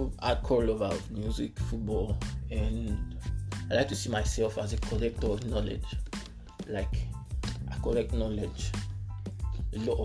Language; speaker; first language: English; non-native, local second language; Yoruba